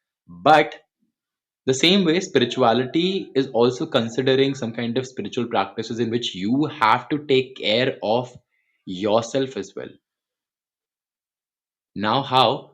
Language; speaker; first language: English; non-native, local second language; Hindi